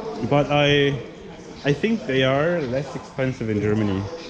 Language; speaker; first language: English; non-native, fluent; German